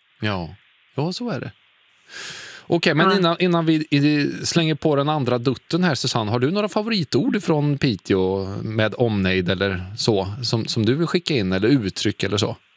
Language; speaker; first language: Swedish; native; Swedish